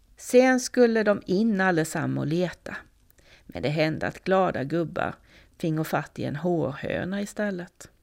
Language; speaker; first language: Swedish; native; Swedish